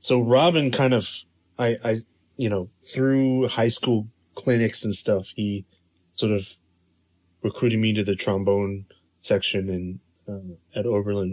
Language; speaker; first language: English; native; English